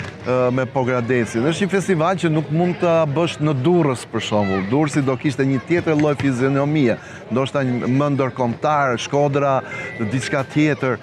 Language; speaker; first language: Albanian; native; Albanian